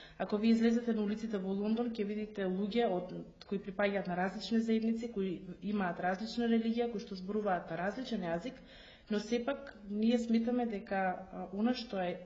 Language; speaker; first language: Macedonian; non-native, fluent; English